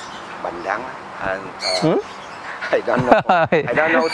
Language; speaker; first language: English; non-native, learner; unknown